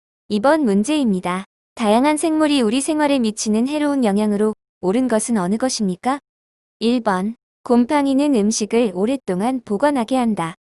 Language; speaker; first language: Korean; native; Korean